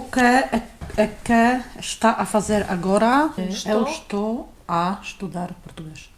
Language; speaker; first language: Portuguese; non-native, learner; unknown